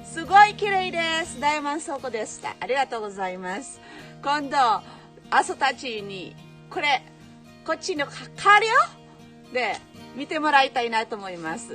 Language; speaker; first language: Japanese; non-native, learner; Filipino